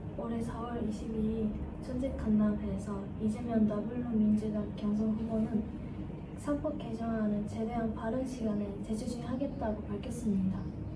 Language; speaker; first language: Korean; non-native, learner; Japanese